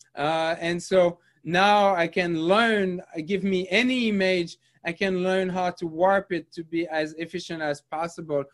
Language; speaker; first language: English; non-native, fluent; French